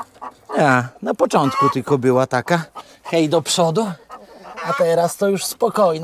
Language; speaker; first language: Polish; native; Polish